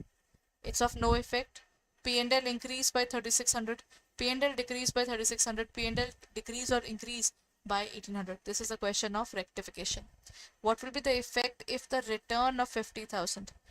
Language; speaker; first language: English; non-native, local second language; Hindi